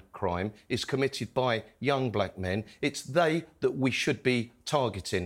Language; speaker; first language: English; native; English